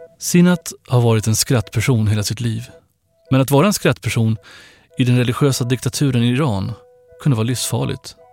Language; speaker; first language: Swedish; native; Swedish